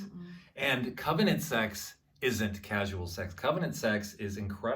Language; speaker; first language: English; native; English